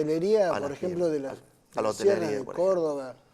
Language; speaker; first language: Spanish; native; Spanish